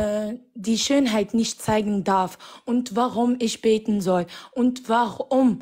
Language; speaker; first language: German; non-native, fluent; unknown